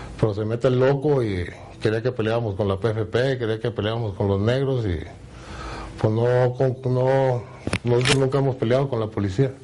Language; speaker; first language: Spanish; native; Spanish